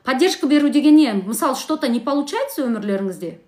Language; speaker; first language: Russian; non-native, local second language; Kazakh